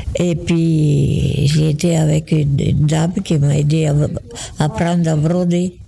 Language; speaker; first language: French; non-native, fluent; Italian